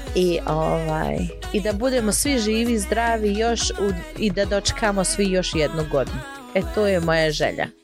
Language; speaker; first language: Croatian; early bilingual, heritage; Croatian